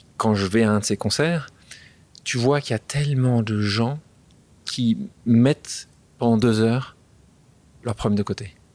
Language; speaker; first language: French; native; French